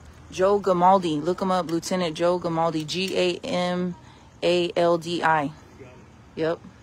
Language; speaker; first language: English; early bilingual, other home language; Spanish